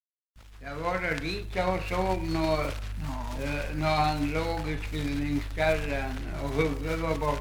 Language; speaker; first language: Swedish; native; Swedish